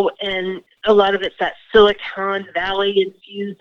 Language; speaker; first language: English; native; English